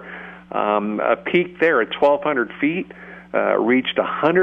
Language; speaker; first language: English; native; English